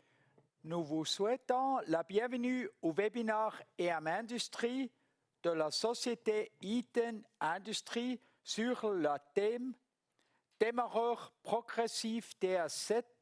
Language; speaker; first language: French; non-native, local second language; German